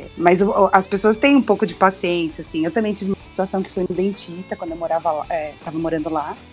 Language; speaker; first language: Portuguese; native; Portuguese